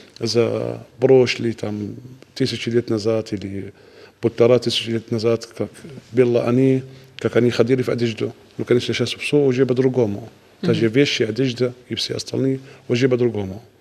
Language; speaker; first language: Russian; non-native, learner; Arabic